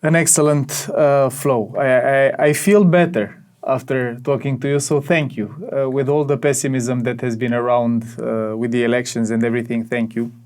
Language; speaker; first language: English; non-native, fluent; Romanian